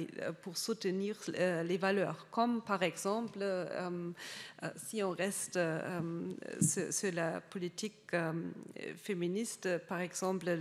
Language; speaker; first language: French; non-native, fluent; German